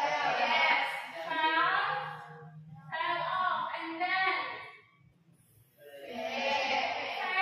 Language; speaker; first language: English; non-native, fluent; Indonesian